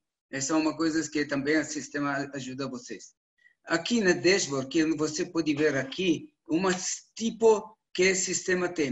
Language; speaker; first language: Portuguese; non-native, learner; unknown